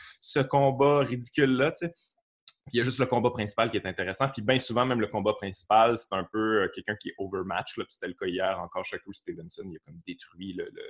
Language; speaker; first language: French; native; French